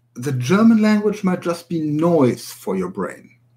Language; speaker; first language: English; non-native, fluent; German